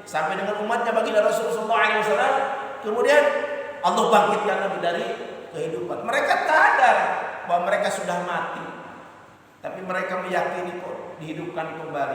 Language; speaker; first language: Indonesian; native; Indonesian